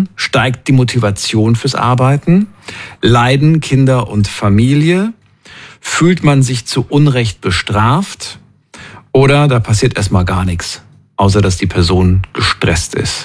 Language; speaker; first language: German; native; German